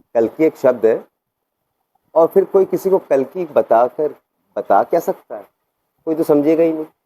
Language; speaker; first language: Hindi; non-native, local second language; Malayalam